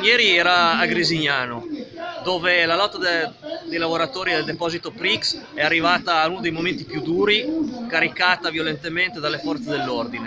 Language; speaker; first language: Italian; native; Italian